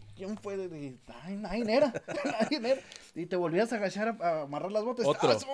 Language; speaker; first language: Spanish; native; Spanish